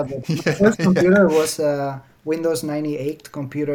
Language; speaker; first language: English; non-native, fluent; Spanish